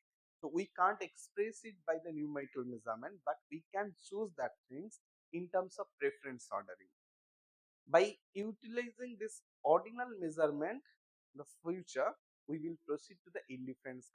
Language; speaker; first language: English; non-native, local second language; Bangla